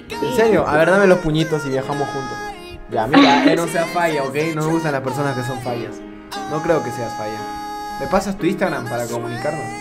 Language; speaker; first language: Spanish; native; Spanish